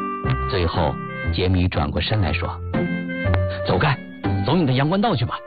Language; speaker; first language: Chinese; native; Chinese